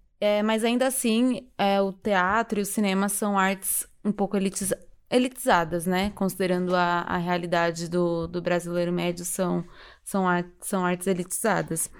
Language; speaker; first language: Portuguese; native; Portuguese